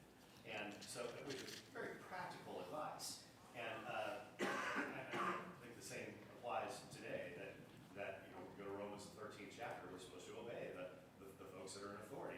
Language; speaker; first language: English; native; English